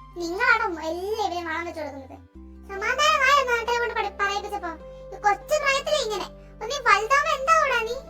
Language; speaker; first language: Malayalam; early bilingual, heritage; Malayalam